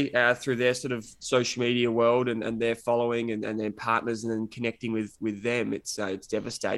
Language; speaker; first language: English; native; English